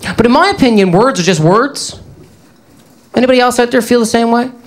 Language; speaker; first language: English; native; English